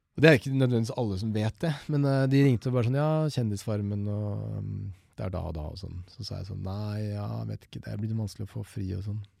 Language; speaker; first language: Norwegian; native; Norwegian